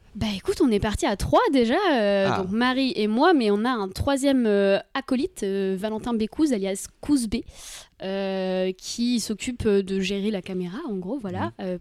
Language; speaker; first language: French; native; French